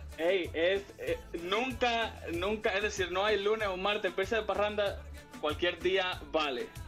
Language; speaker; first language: Spanish; native; Spanish